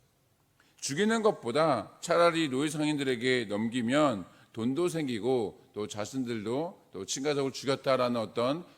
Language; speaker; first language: Korean; native; Korean